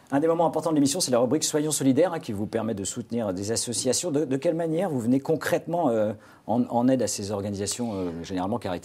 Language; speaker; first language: French; native; French